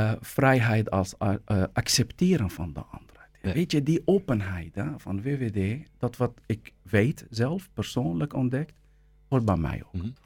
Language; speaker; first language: Dutch; non-native, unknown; Arabic